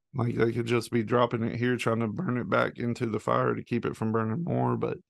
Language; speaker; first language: English; native; English